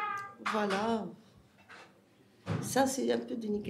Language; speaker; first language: French; non-native, learner; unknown